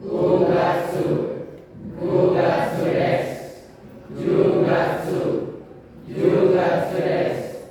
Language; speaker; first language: Japanese; non-native, learner; Indonesian